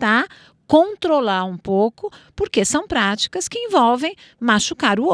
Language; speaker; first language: Portuguese; native; Portuguese